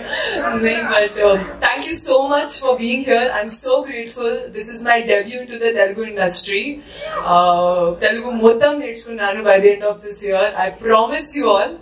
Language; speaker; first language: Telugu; non-native, learner; Hindi